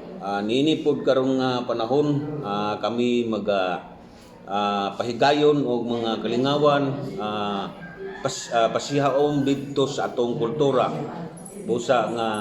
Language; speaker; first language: Cebuano; non-native, local second language; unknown